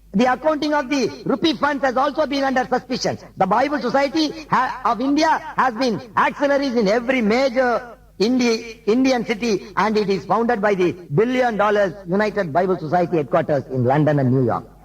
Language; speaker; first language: English; non-native, local second language; Tamil